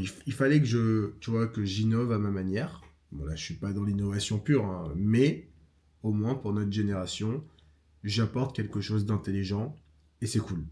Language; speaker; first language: French; native; French